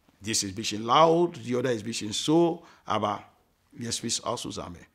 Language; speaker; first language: German; non-native, learner; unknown